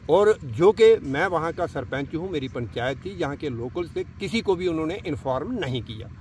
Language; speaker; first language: Hindi; native; Hindi